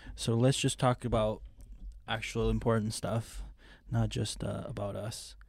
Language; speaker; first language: English; non-native, fluent; Spanish